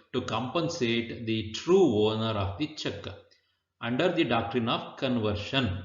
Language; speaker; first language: English; non-native, local second language; Kannada